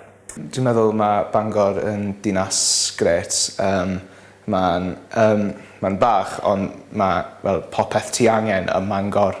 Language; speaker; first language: Welsh; non-native, local second language; English